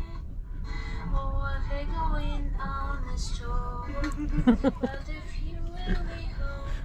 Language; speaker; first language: English; non-native, learner; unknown